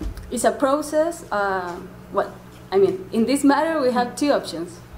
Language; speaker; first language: English; non-native, fluent; Spanish